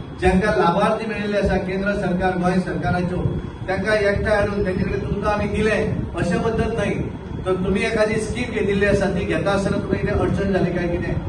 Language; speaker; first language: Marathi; non-native, local second language; Konkani